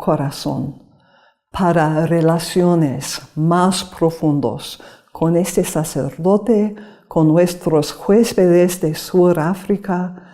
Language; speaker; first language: Spanish; non-native, learner; English